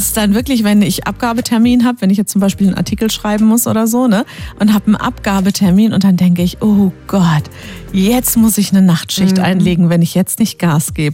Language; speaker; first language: German; native; German